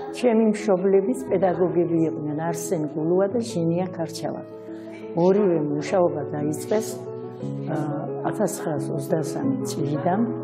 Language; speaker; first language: Georgian; native; Georgian